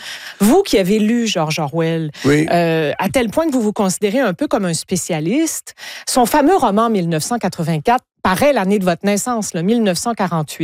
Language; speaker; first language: French; native; French